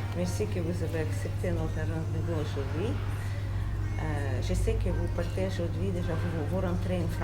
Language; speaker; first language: French; non-native, learner; Russian